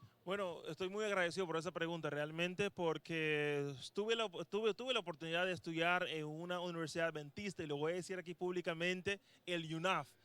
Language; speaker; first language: Spanish; native; Spanish